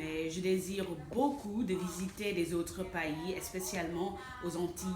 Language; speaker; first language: French; non-native, fluent; English